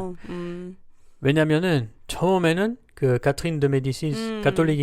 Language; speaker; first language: Korean; non-native, learner; French